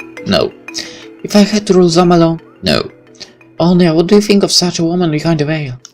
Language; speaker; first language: English; non-native, fluent; Polish